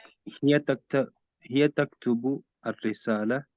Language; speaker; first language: Arabic; non-native, learner; Hindi